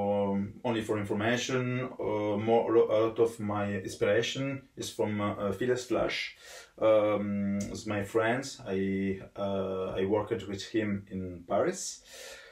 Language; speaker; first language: English; non-native, learner; Italian